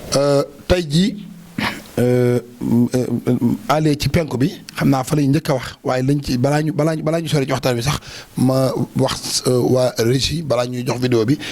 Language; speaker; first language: Wolof; native; Wolof